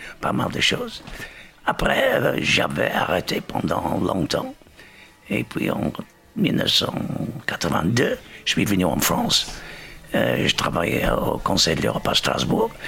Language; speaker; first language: French; non-native, fluent; English